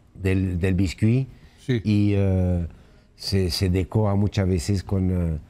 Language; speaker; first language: Spanish; non-native, fluent; French